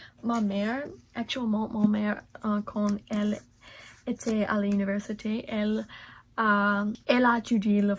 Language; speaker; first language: French; non-native, learner; English